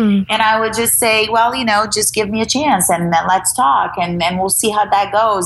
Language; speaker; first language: English; non-native, fluent; Portuguese